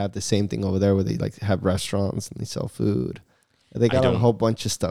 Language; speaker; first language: English; early bilingual, other home language; Spanish